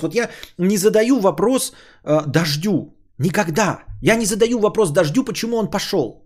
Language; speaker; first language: Russian; native; Russian